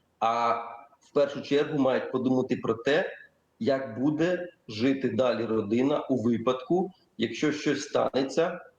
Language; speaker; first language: Ukrainian; native; Ukrainian